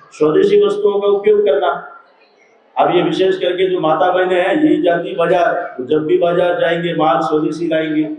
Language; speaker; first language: Hindi; native; Hindi